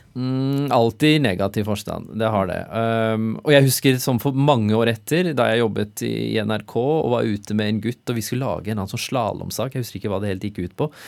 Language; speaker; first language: Norwegian; early bilingual, other home language; Urdu